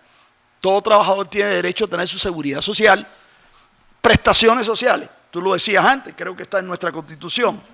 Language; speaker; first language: Spanish; native; Spanish